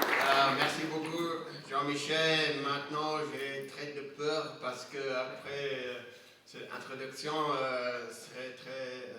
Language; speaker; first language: French; non-native, fluent; English